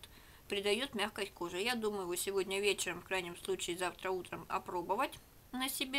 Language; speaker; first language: Russian; native; Russian